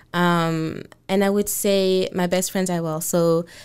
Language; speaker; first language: English; non-native, fluent; French